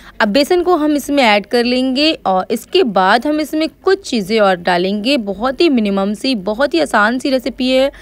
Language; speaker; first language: Hindi; native; Hindi